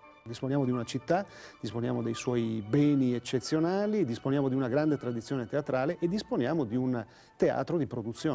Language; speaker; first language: Italian; native; Italian